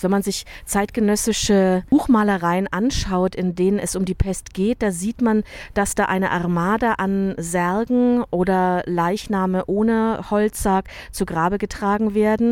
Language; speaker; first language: German; native; German